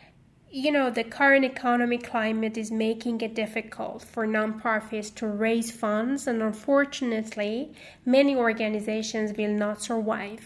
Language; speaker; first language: English; non-native, fluent; Persian